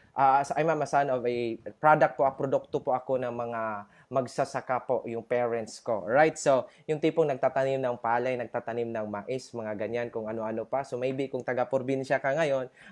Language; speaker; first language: Filipino; non-native, local second language; Cebuano